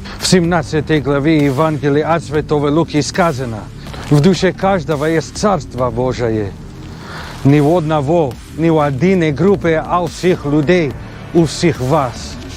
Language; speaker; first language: Russian; non-native, learner; English